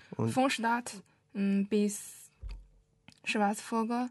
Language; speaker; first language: German; non-native, learner; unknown